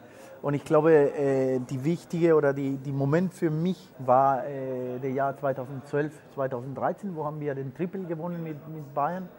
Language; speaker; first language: German; non-native, fluent; Spanish